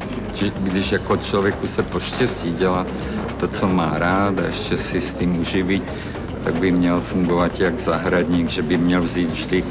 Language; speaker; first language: Czech; non-native, local second language; Slovak